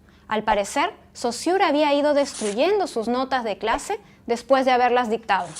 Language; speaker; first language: Spanish; native; Spanish